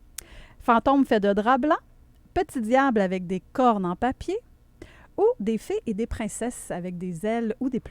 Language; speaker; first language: French; native; French